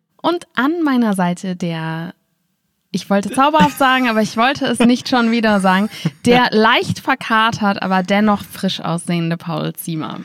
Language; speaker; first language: German; native; German